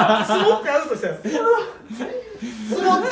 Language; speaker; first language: Japanese; native; Japanese